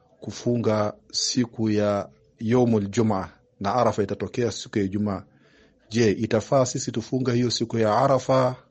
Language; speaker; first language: Swahili; native; Swahili